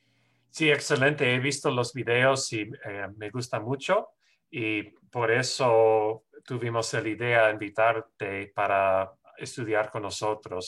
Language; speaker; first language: Spanish; non-native, fluent; English